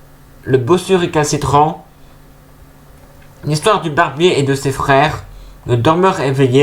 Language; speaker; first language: French; native; French